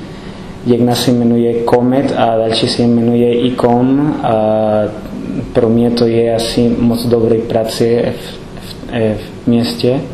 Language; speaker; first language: Czech; non-native, learner; Spanish